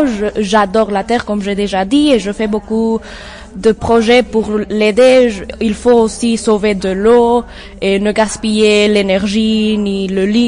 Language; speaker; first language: French; non-native, learner; English